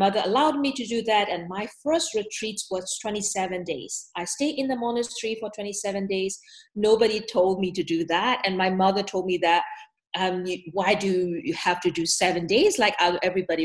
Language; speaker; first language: English; non-native, learner; Burmese